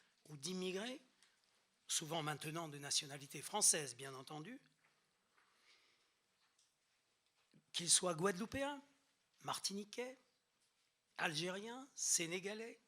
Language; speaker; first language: French; native; French